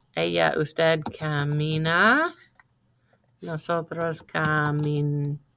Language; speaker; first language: Spanish; non-native, fluent; English